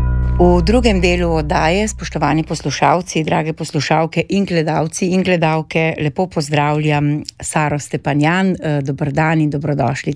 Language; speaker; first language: Slovenian; native; Slovenian